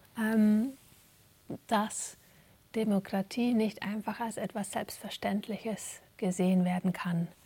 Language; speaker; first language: German; native; German